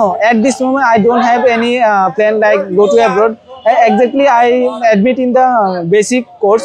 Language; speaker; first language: English; non-native, learner; Bangla